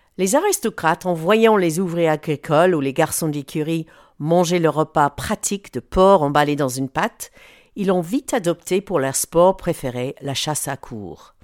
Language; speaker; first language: French; non-native, fluent; English